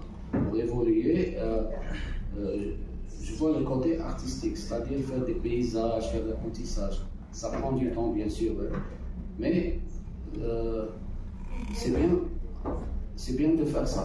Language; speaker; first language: French; non-native, local second language; Arabic